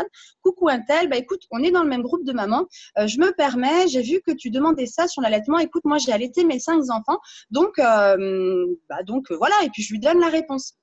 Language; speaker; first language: French; native; French